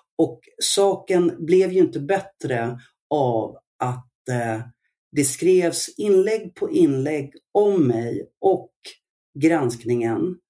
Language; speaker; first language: Swedish; early bilingual, other home language; Arabic